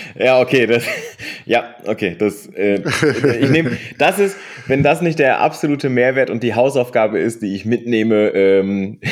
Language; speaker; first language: German; non-native, fluent; Polish